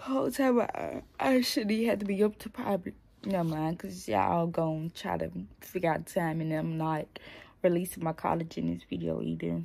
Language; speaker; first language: English; native; English